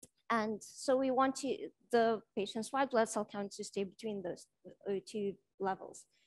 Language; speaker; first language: English; non-native, fluent; Lithuanian